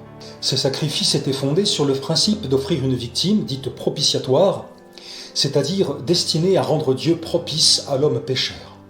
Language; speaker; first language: French; native; French